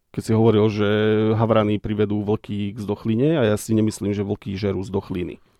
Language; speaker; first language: Slovak; native; Slovak